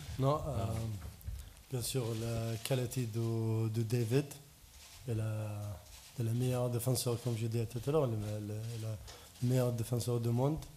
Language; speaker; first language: French; non-native, learner; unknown